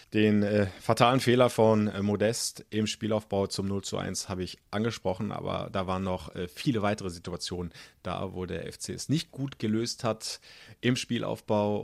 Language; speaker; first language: German; native; German